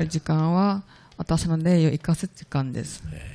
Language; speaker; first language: Japanese; non-native, learner; Korean